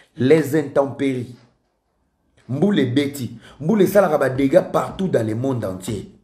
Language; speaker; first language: French; non-native, local second language; Lingala